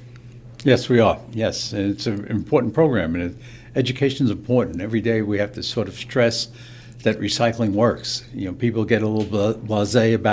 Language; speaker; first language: English; native; English